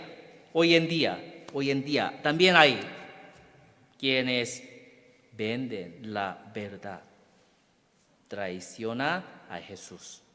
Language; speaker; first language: Spanish; non-native, learner; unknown